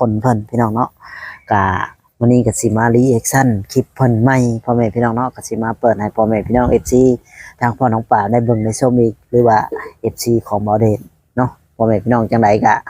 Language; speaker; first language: Thai; non-native, local second language; Lao